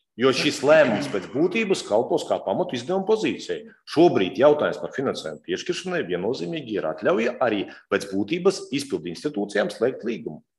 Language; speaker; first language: Latvian; non-native, local second language; Russian